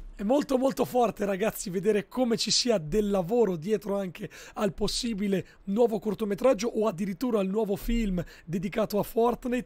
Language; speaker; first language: Italian; native; Italian